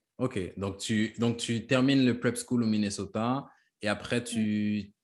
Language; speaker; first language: French; native; French